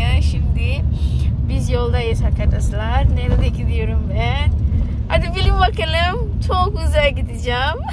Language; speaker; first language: Turkish; non-native, learner; Indonesian